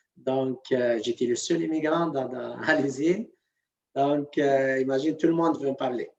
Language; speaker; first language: French; non-native, local second language; Arabic